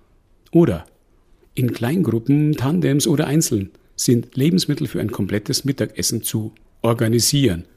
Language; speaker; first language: German; native; German